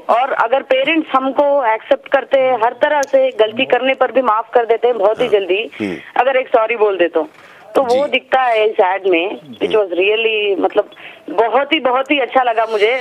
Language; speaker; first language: Hindi; non-native, local second language; Telugu